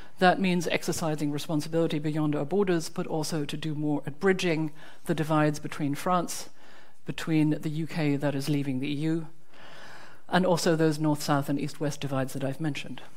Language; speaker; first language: English; non-native, fluent; German